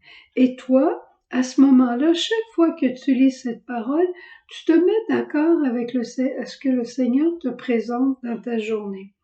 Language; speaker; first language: French; native; French